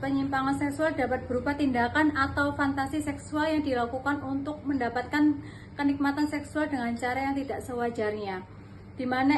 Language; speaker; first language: Indonesian; native; Indonesian